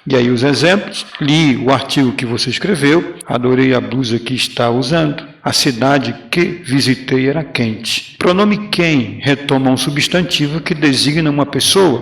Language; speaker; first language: Portuguese; native; Portuguese